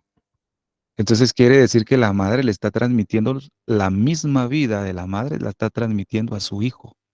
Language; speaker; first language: Spanish; native; Spanish